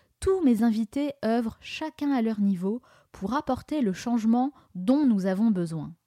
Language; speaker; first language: French; native; French